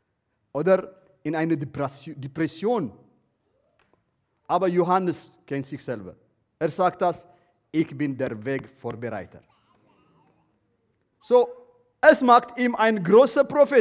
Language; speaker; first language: German; non-native, learner; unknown